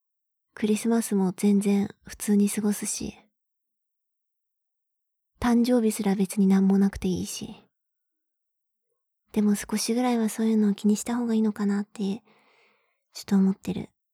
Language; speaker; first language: Japanese; native; Japanese